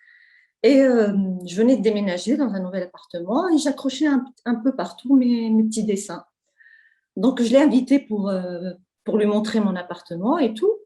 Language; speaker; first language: French; non-native, local second language; Arabic